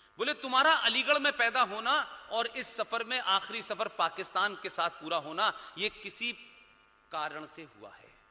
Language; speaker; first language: Hindi; native; Hindi